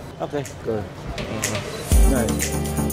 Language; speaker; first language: English; non-native, learner; Indonesian